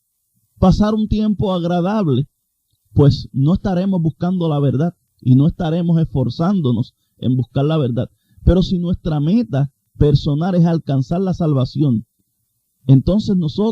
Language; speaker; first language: Spanish; native; Spanish